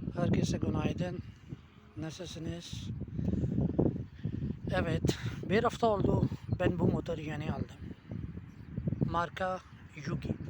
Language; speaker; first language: Turkish; non-native, learner; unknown